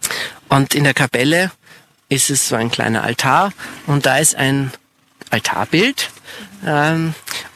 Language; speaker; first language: German; native; German